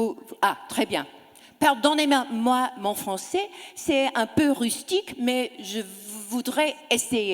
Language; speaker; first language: French; non-native, learner; English